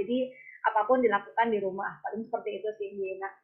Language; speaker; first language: Indonesian; native; Indonesian